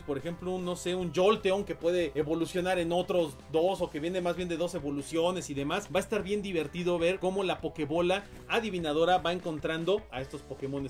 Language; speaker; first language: Spanish; native; Spanish